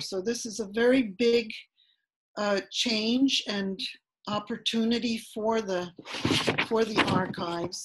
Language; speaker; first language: English; native; English